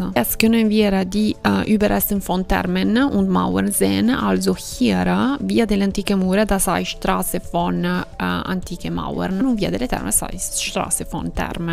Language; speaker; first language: German; non-native, fluent; Italian